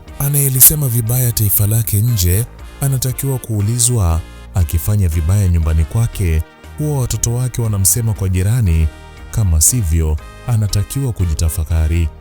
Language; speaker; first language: Swahili; native; Swahili